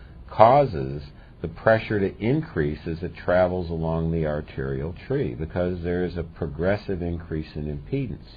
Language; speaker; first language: English; native; English